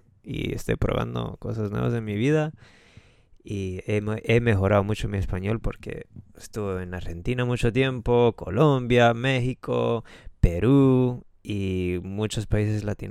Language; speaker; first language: Spanish; non-native, fluent; English